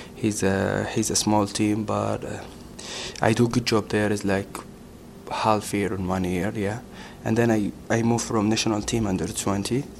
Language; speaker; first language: English; non-native, learner; Arabic